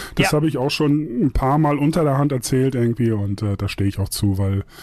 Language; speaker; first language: German; native; German